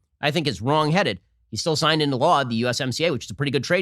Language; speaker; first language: English; native; English